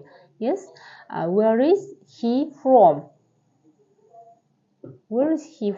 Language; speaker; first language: English; non-native, learner; Kazakh